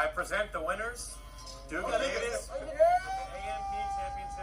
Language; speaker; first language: English; native; English